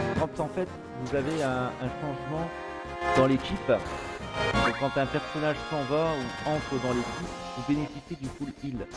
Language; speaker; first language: French; native; French